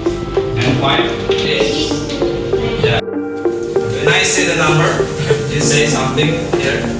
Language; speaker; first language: English; non-native, fluent; Indonesian